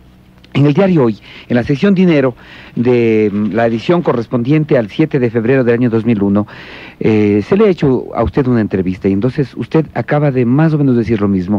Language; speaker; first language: Spanish; native; Spanish